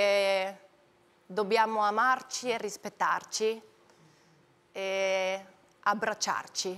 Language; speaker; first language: Italian; non-native, fluent; Spanish